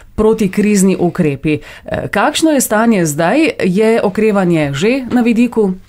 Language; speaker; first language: Slovenian; native; Slovenian